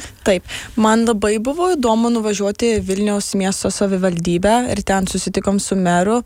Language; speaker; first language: Lithuanian; early bilingual, heritage; Lithuanian